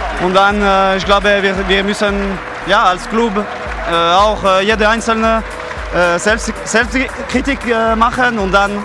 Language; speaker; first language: German; non-native, learner; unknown